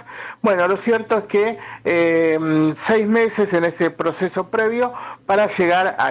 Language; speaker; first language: Spanish; native; Spanish